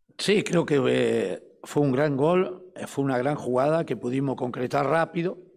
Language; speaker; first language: Spanish; native; Spanish